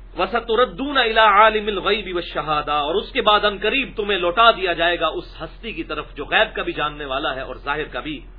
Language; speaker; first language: Urdu; non-native, local second language; Punjabi